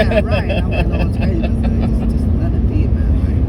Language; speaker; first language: English; native; English